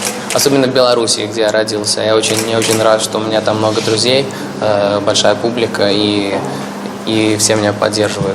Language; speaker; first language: Russian; early bilingual, heritage; Russian